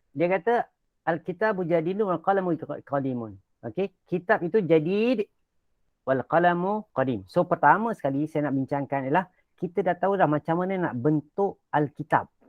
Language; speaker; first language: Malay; native; Malay